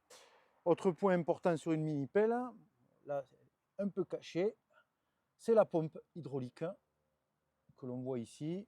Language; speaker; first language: French; native; French